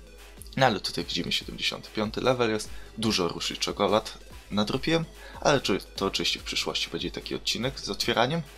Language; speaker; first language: Polish; native; Polish